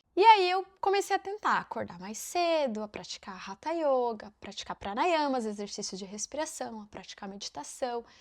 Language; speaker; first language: Portuguese; native; Portuguese